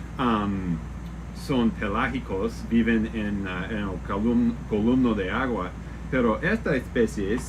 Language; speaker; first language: Spanish; non-native, learner; English